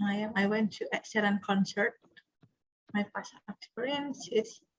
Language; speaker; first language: English; non-native, fluent; Indonesian